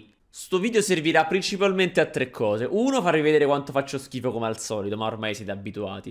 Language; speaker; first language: Italian; native; Italian